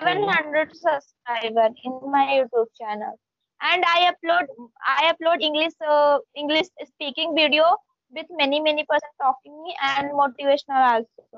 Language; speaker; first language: English; non-native, learner; Hindi